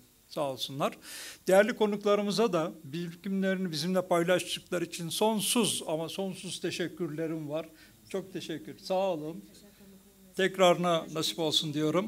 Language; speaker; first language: Turkish; native; Turkish